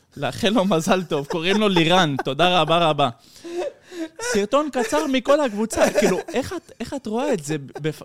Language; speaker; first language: Hebrew; early bilingual, heritage; Hebrew